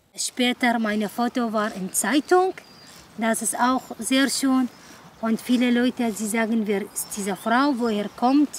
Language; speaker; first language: German; non-native, learner; Arabic